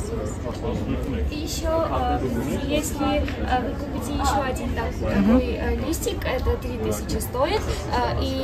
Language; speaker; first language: Russian; non-native, fluent; Armenian